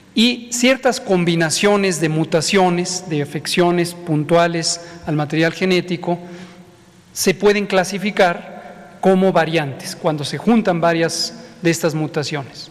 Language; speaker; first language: Spanish; native; Spanish